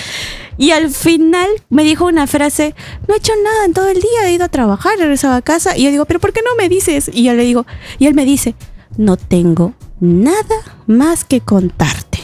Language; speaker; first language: Spanish; native; Spanish